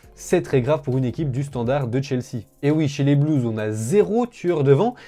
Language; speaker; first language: French; native; French